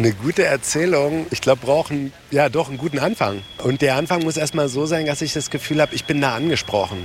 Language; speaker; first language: German; native; German